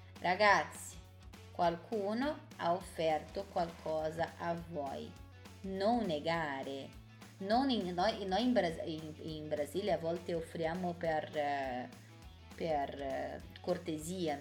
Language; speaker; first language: Italian; non-native, fluent; Portuguese